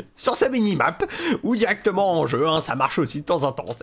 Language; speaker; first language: French; native; French